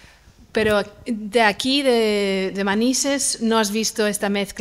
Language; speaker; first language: Spanish; non-native, fluent; English